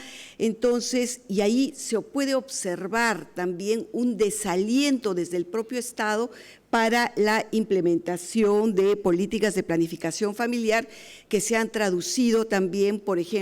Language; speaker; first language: Spanish; native; Spanish